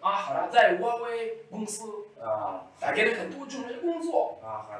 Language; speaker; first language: Chinese; non-native, learner; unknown